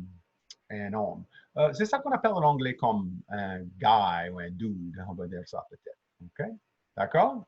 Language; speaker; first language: French; native; French